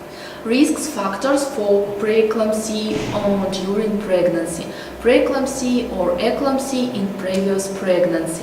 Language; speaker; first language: English; non-native, learner; Russian